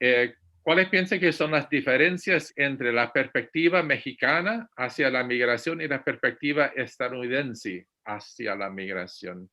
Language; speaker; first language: Spanish; non-native, fluent; English